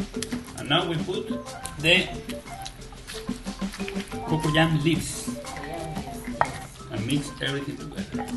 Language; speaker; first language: English; non-native, learner; Spanish